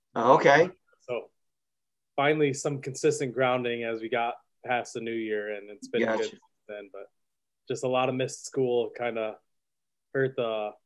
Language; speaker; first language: English; native; English